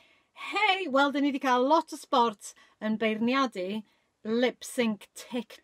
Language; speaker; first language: Welsh; native; Welsh